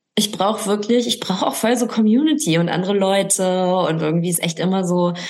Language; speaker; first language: German; native; German